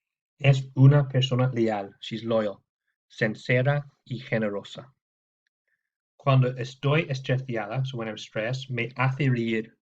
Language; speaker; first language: Spanish; non-native, fluent; English